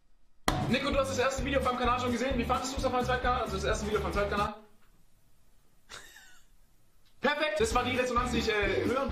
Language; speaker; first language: German; native; German